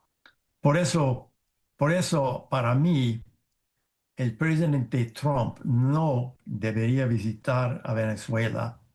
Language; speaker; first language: Spanish; non-native, fluent; English